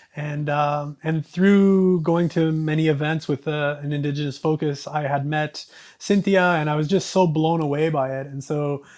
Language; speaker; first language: English; native; English